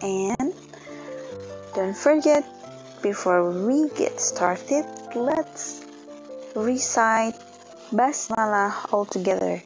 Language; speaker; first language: English; non-native, fluent; Indonesian